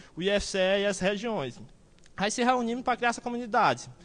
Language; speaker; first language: Portuguese; native; Portuguese